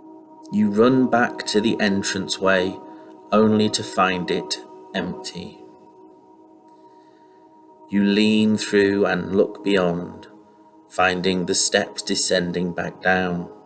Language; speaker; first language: English; native; English